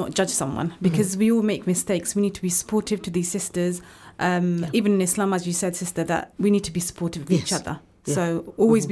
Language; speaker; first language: English; native; English